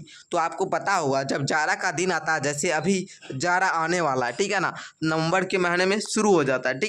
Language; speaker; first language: Hindi; native; Hindi